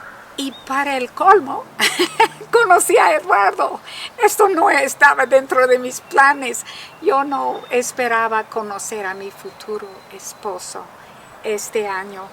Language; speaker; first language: Spanish; non-native, fluent; English